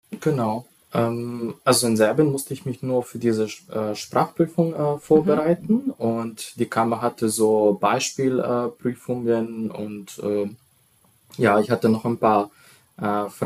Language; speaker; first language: German; non-native, fluent; Serbian